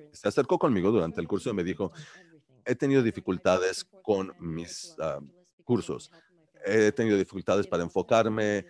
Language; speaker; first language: Spanish; early bilingual, heritage; Spanish